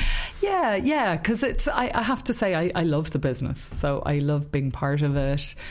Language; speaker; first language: English; native; English